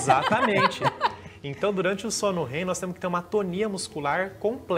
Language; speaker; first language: Portuguese; native; Portuguese